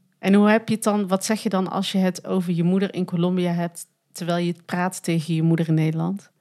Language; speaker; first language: Dutch; native; Dutch